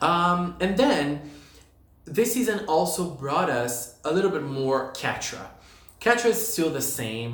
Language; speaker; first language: English; non-native, fluent; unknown